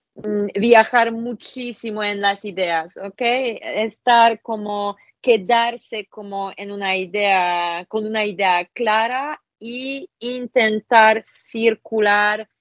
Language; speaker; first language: Spanish; non-native, fluent; Polish